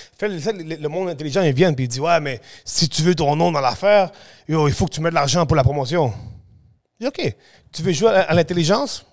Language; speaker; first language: French; early bilingual, other home language; Spanish